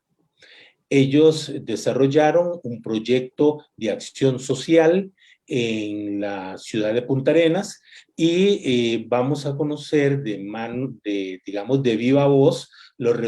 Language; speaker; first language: Spanish; native; Spanish